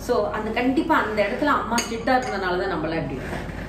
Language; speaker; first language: Tamil; native; Tamil